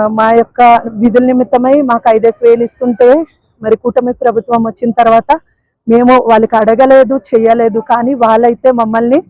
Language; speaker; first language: Telugu; native; Telugu